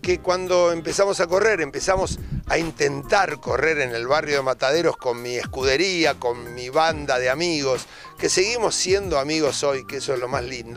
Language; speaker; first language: Spanish; native; Spanish